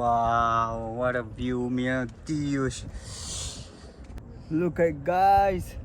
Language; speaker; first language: English; non-native, learner; Hindi